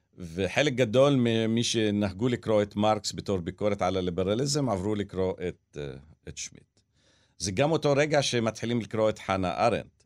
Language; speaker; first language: Hebrew; non-native, local second language; Arabic